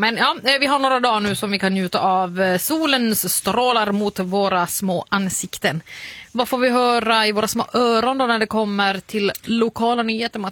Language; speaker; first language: Swedish; native; Swedish